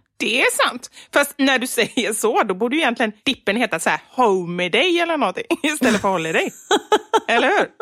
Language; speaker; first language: Swedish; native; Swedish